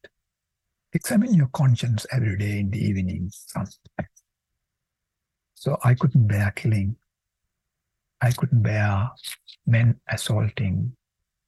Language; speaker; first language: English; non-native, local second language; Sinhala